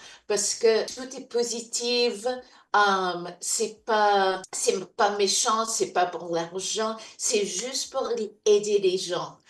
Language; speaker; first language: French; non-native, fluent; English